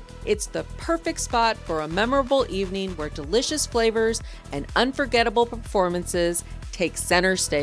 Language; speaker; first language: English; native; English